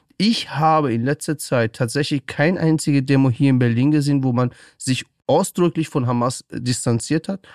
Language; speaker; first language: German; early bilingual, other home language; Persian